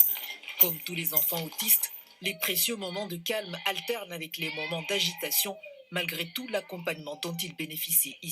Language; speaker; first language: French; native; French